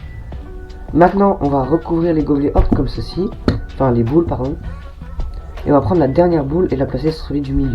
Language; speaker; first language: French; native; French